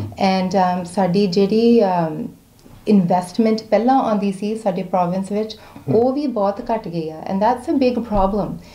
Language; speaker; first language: Punjabi; early bilingual, heritage; Punjabi